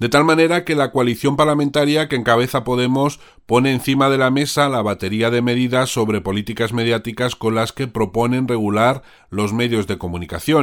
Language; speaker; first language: Spanish; native; Spanish